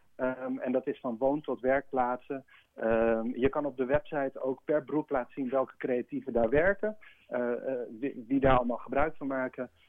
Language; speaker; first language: Dutch; native; Dutch